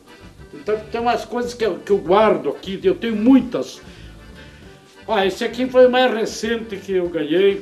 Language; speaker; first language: Portuguese; native; Portuguese